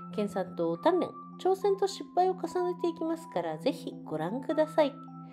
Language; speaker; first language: Japanese; native; Japanese